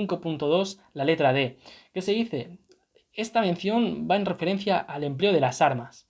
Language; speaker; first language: Spanish; native; Spanish